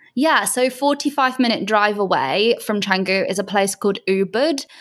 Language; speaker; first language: English; native; English